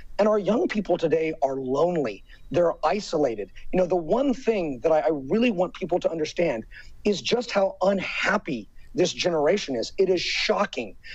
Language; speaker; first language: English; native; English